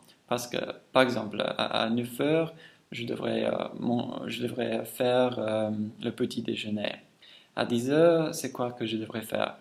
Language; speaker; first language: French; non-native, fluent; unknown